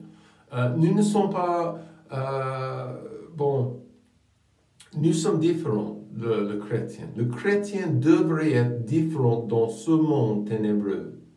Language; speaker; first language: French; non-native, fluent; English